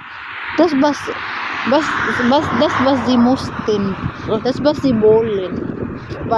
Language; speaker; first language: German; non-native, learner; Cebuano